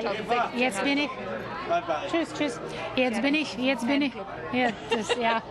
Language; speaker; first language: German; non-native, learner; Czech